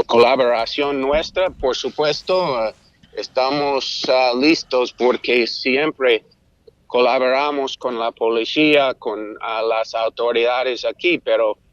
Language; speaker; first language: Spanish; non-native, fluent; English